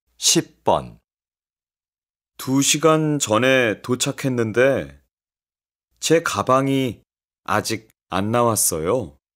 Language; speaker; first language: Korean; non-native, fluent; Arabic